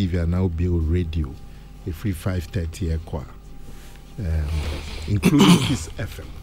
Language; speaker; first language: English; non-native, local second language; Akan